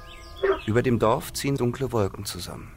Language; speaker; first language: German; native; German